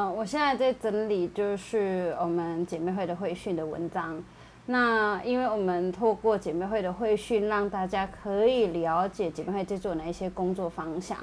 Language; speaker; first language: Chinese; non-native, fluent; Thai